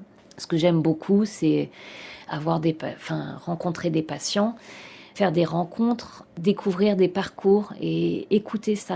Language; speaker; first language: French; native; French